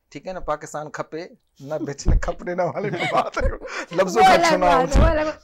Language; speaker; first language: Urdu; non-native, local second language; Saraiki